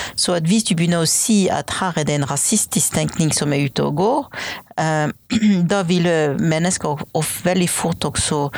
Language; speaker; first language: Norwegian; non-native, fluent; French